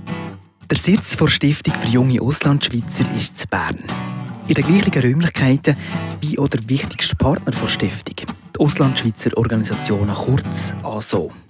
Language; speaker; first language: German; native; German